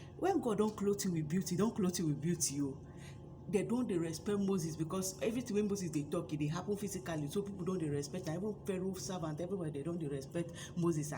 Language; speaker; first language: Nigerian Pidgin; native; Nigerian Pidgin